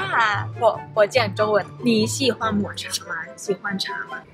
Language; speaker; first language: Chinese; non-native, fluent; Thai